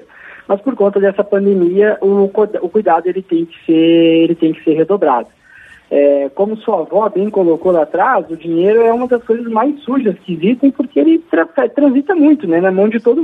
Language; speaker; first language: Portuguese; native; Portuguese